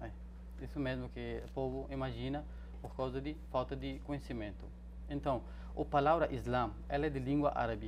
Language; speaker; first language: Portuguese; non-native, fluent; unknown